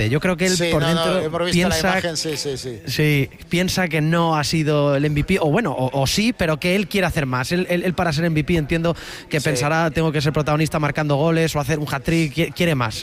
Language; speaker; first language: Spanish; native; Spanish